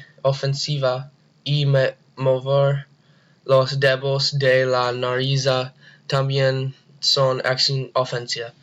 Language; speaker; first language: Spanish; non-native, learner; English